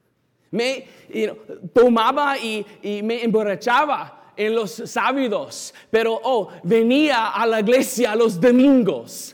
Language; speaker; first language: Spanish; non-native, fluent; English